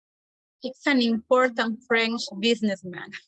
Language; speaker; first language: English; non-native, learner; Spanish